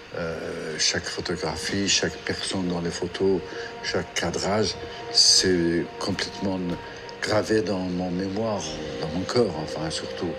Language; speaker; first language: French; non-native, fluent; Persian